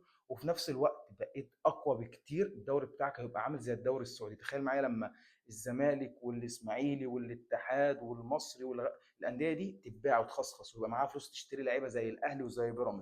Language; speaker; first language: Arabic; native; Arabic